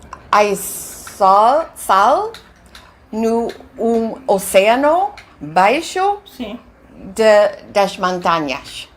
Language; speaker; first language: Portuguese; non-native, learner; English